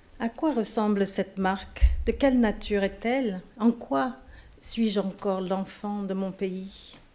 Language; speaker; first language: French; non-native, fluent; English